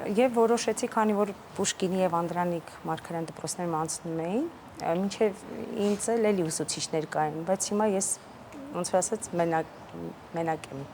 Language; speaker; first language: Armenian; non-native, local second language; Assyrian Neo-Aramaic